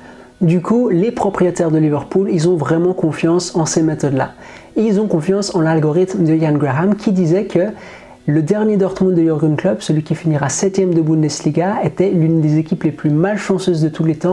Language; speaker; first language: French; native; French